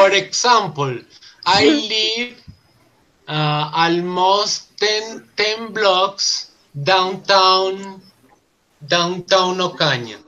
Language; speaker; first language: English; non-native, learner; Spanish